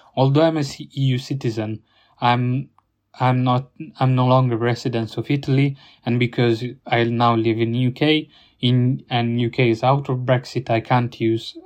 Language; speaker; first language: English; non-native, fluent; Italian